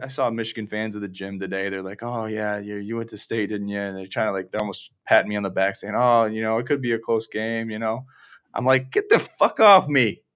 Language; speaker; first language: English; native; English